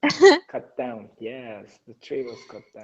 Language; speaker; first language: English; non-native, learner; Persian